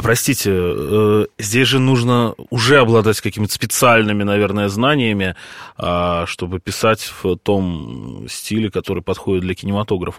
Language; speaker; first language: Russian; native; Russian